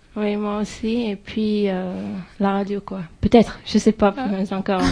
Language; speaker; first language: French; non-native, fluent; Arabic